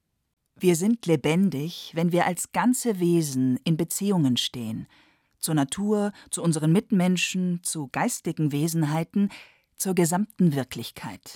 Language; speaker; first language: German; native; German